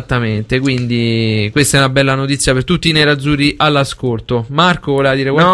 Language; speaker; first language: Italian; native; Italian